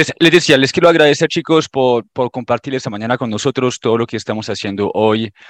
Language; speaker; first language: Spanish; non-native, fluent; French